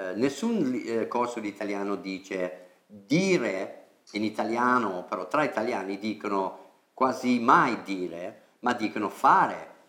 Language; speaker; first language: Italian; non-native, fluent; English